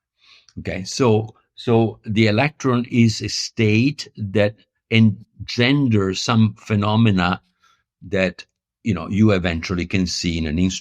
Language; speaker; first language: English; non-native, fluent; Italian